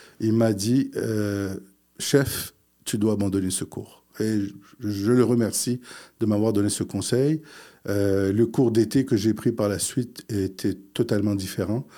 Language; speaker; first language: French; early bilingual, other home language; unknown